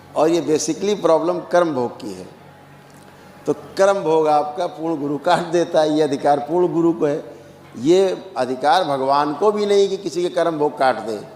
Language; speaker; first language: Hindi; native; Hindi